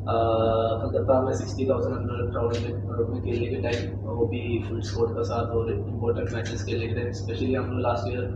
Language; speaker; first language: Hindi; non-native, local second language; Malayalam